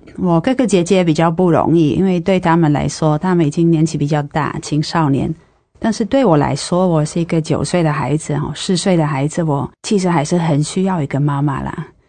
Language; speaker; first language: Chinese; non-native, fluent; Dutch